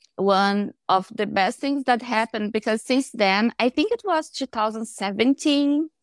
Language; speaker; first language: English; non-native, fluent; Portuguese